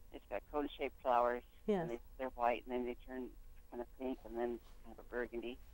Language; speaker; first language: English; native; English